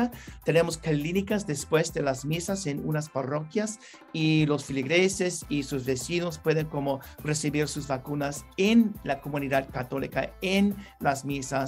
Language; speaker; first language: Spanish; non-native, learner; English